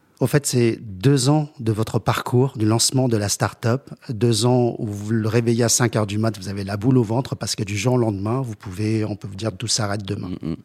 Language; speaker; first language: French; early bilingual, other home language; Chinese